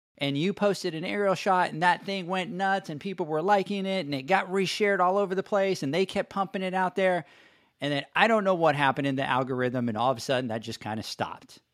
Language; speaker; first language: English; non-native, local second language; Spanish